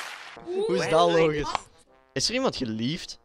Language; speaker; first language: Dutch; native; Dutch